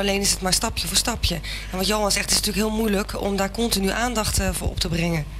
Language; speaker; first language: Dutch; native; Dutch